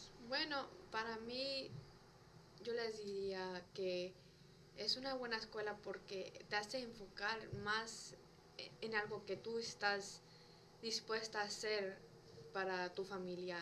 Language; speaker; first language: Spanish; early bilingual, other home language; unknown